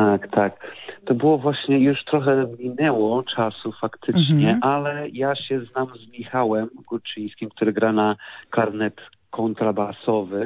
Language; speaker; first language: Polish; non-native, fluent; Portuguese